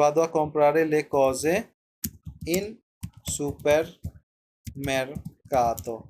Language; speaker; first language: Italian; non-native, fluent; Bangla